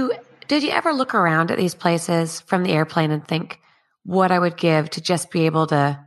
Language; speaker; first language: English; native; English